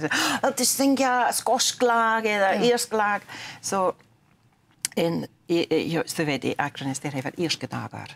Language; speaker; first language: Icelandic; non-native, learner; English